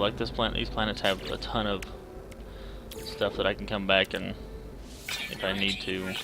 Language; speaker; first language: English; native; English